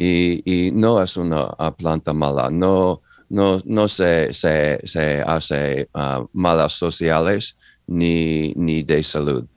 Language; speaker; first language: Spanish; non-native, learner; English